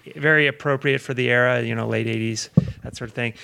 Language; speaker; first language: English; native; English